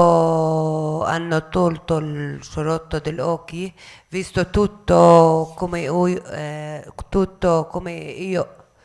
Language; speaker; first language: Italian; non-native, local second language; Arabic